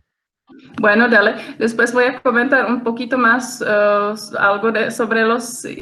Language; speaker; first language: Spanish; non-native, fluent; Czech